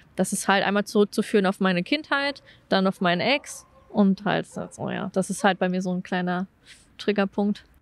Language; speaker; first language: German; native; German